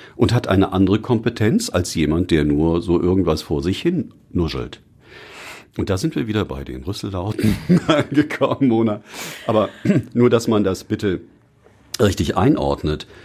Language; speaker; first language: German; native; German